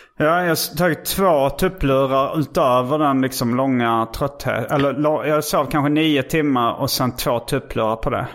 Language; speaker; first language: Swedish; native; Swedish